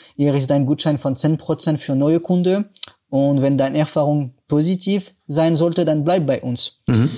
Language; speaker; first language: German; non-native, fluent; French